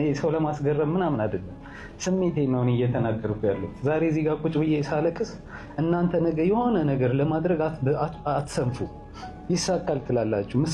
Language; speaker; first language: Amharic; native; Amharic